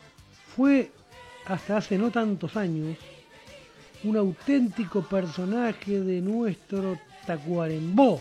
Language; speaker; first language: Spanish; native; Spanish